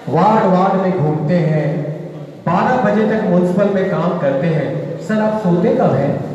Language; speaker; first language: Hindi; non-native, local second language; Bangla